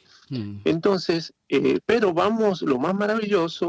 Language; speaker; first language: Spanish; native; Spanish